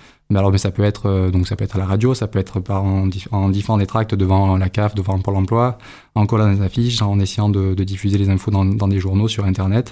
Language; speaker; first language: French; native; French